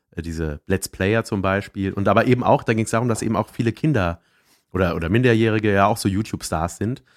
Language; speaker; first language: German; native; German